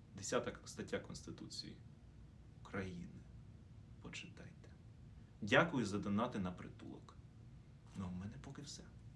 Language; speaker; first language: Ukrainian; non-native, local second language; Russian